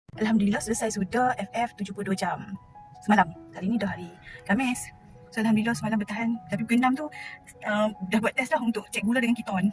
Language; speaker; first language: Malay; native; Malay